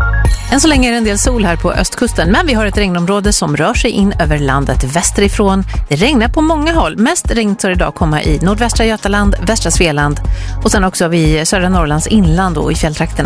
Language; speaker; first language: Swedish; native; Swedish